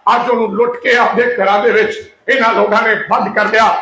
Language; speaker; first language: Hindi; non-native, local second language; Punjabi